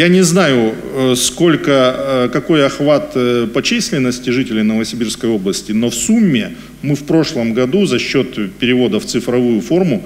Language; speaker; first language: Russian; native; Russian